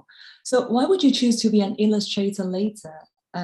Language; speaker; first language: English; non-native, local second language; Cantonese